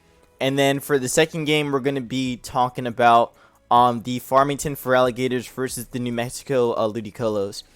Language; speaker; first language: English; native; English